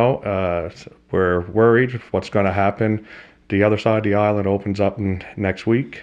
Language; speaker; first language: English; native; English